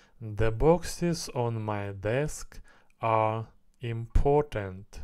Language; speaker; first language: English; non-native, learner; Russian